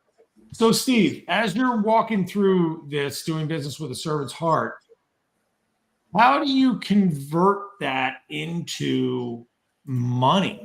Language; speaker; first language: English; native; English